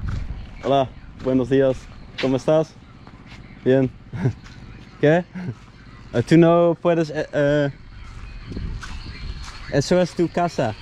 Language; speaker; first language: Spanish; non-native, learner; Dutch